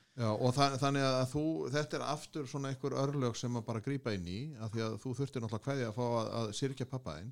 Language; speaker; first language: Icelandic; native; Icelandic